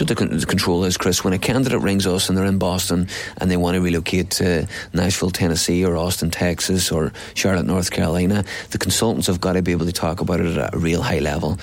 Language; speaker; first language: English; native; English